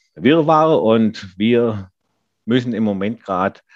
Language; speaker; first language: German; native; German